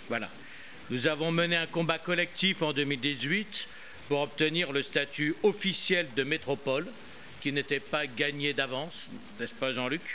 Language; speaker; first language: French; native; French